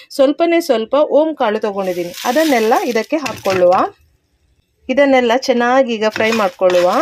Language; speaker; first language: Kannada; non-native, local second language; Tulu